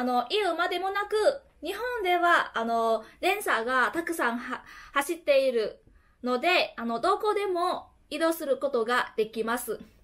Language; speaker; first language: Japanese; non-native, fluent; Vietnamese